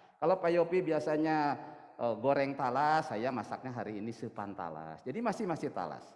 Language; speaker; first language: Indonesian; native; Indonesian